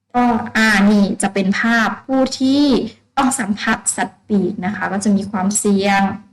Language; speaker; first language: Thai; native; Thai